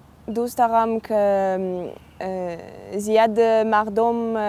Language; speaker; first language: Persian; non-native, learner; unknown